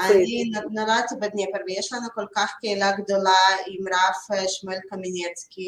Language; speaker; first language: Hebrew; non-native, learner; Russian